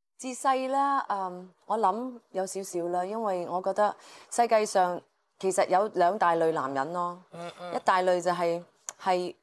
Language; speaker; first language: Cantonese; native; Cantonese